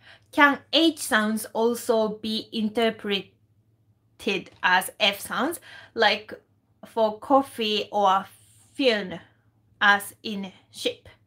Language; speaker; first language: English; non-native, fluent; Japanese